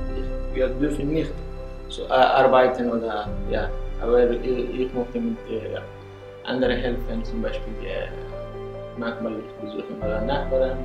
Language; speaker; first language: German; non-native, learner; Persian